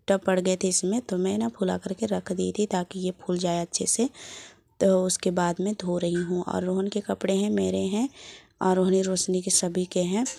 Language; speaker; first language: Hindi; native; Hindi